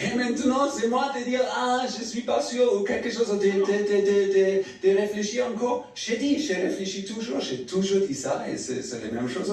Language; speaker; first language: French; non-native, learner; German